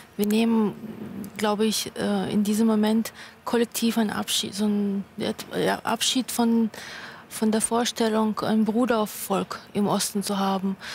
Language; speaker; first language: German; non-native, fluent; Russian